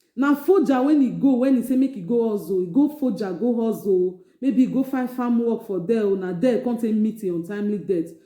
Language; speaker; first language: Nigerian Pidgin; native; Nigerian Pidgin